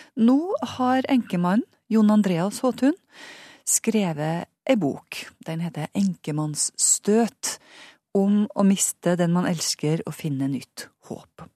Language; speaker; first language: Norwegian; native; Norwegian